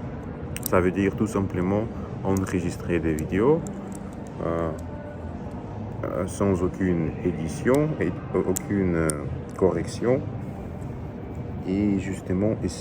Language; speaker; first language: French; non-native, learner; Russian